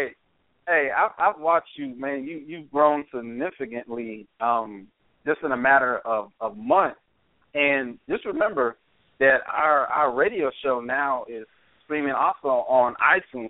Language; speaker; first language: English; native; English